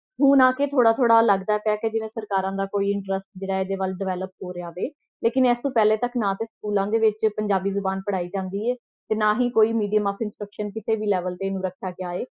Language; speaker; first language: Punjabi; native; Punjabi